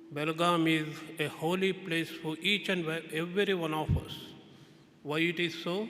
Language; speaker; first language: English; non-native, local second language; Kannada